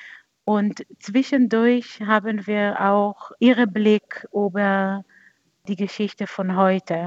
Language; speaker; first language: German; non-native, fluent; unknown